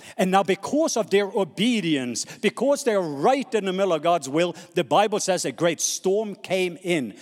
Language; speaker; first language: English; non-native, fluent; Norwegian